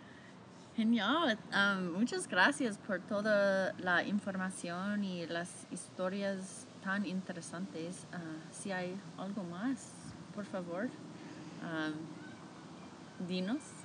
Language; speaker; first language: Spanish; non-native, learner; English